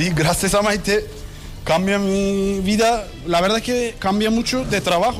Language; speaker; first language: Spanish; non-native, learner; Turkish